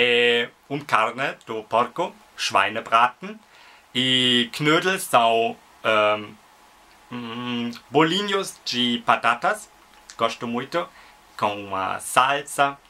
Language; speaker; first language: Portuguese; non-native, fluent; German